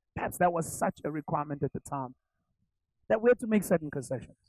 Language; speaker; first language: English; non-native, local second language; Zulu